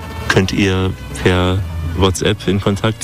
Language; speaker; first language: German; native; German